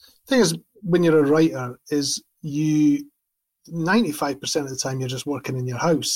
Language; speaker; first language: English; native; English